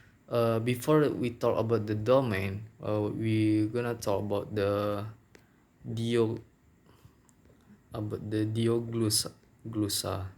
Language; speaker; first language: English; non-native, local second language; Minangkabau